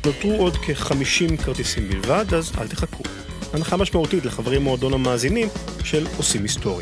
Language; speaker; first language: Hebrew; native; Hebrew